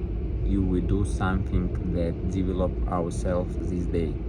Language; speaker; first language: English; non-native, learner; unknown